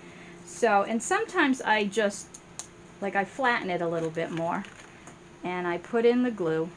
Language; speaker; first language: English; native; English